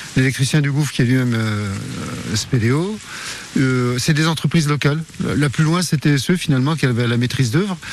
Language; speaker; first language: French; native; French